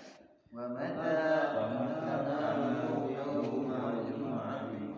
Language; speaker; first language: Arabic; non-native, learner; Indonesian